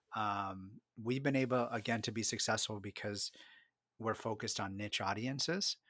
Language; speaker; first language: English; early bilingual, other home language; Spanish